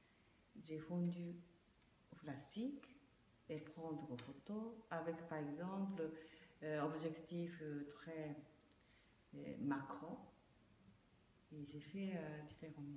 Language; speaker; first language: French; non-native, learner; Japanese